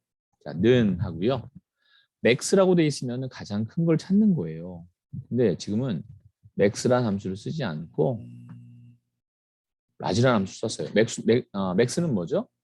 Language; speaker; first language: Korean; native; Korean